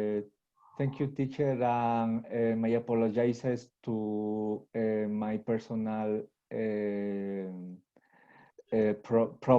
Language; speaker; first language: English; non-native, learner; Spanish